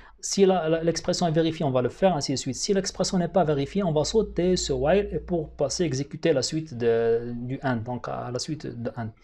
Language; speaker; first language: French; non-native, local second language; Arabic